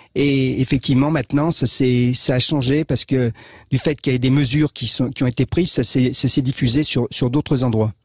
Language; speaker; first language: French; native; French